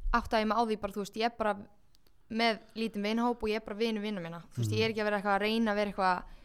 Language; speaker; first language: Icelandic; native; Icelandic